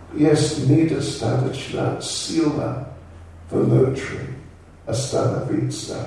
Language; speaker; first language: Russian; non-native, learner; English